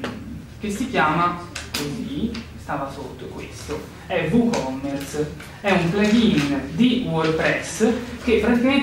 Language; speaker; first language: Italian; native; Italian